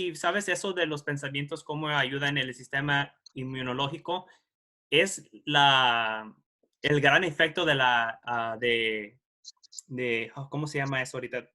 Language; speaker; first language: Spanish; early bilingual, heritage; Spanish